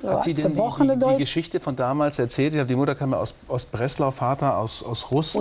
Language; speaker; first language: German; native; German